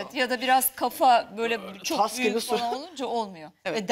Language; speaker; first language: Turkish; native; Turkish